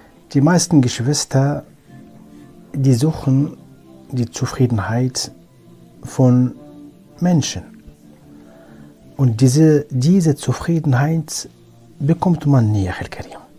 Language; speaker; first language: German; non-native, fluent; Arabic